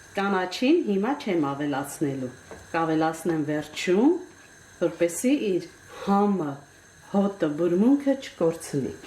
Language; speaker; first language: Armenian; non-native, local second language; Kurdish